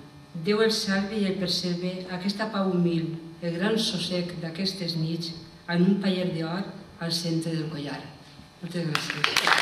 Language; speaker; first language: Catalan; native; Catalan